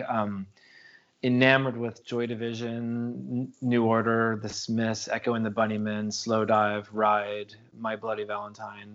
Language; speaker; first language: English; native; English